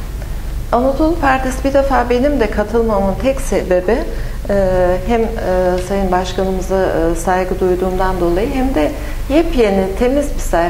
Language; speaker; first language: Turkish; native; Turkish